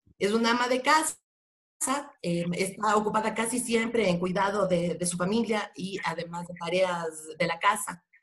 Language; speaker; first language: Spanish; native; Spanish